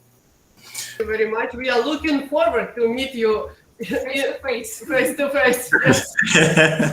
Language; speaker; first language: English; non-native, fluent; Ukrainian